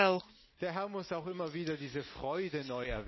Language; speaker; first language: German; non-native, fluent; Romanian